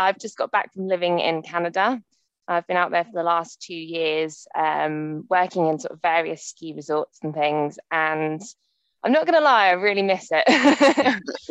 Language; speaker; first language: English; native; English